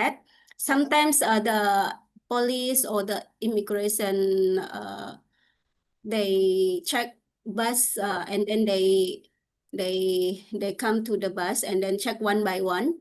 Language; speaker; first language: English; non-native, learner; Indonesian